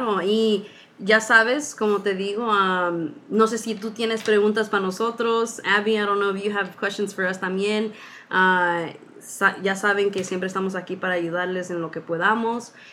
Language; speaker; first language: Spanish; early bilingual, heritage; Spanish